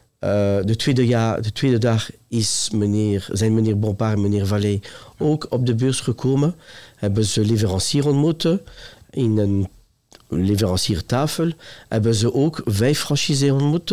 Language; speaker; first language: Dutch; non-native, local second language; French